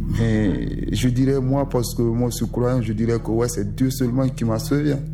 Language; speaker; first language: French; non-native, local second language; Susu